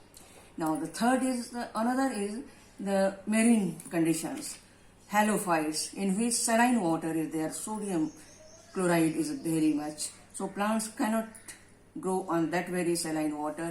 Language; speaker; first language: English; non-native, local second language; Hindi